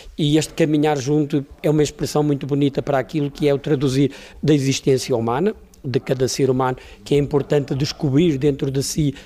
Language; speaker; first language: Portuguese; native; Portuguese